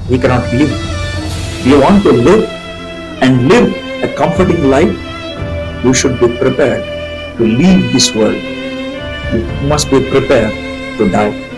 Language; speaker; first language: English; non-native, local second language; Telugu